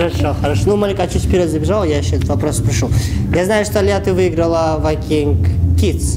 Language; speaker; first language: Russian; native; Russian